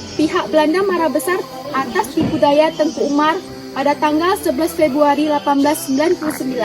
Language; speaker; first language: Indonesian; native; Indonesian